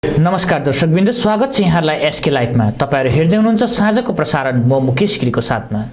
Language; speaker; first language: Nepali; native; Nepali